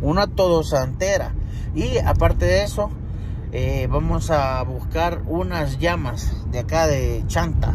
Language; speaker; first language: Spanish; native; Spanish